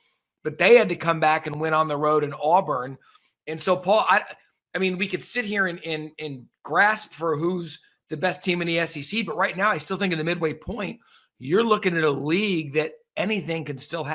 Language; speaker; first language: English; native; English